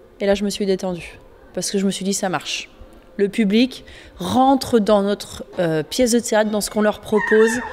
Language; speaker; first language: French; native; French